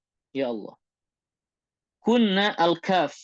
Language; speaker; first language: Arabic; non-native, fluent; Indonesian